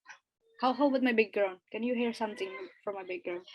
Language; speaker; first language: English; non-native, fluent; Indonesian